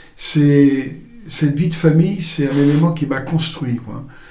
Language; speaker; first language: French; native; French